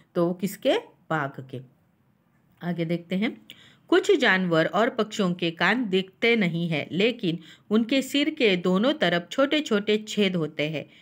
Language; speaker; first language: Hindi; non-native, local second language; Marathi